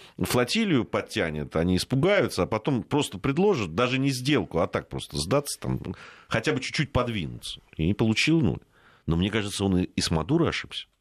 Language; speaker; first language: Russian; native; Russian